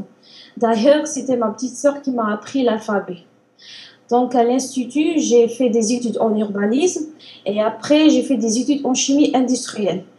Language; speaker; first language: French; non-native, learner; Arabic